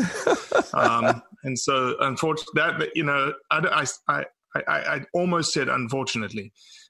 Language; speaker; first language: English; native; English